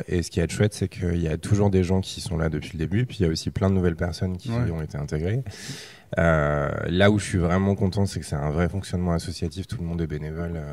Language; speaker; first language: French; native; French